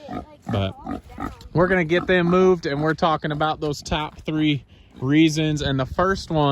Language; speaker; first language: English; native; English